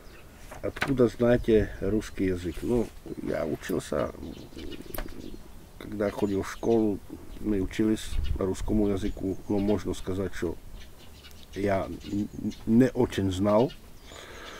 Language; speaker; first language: Russian; non-native, fluent; Czech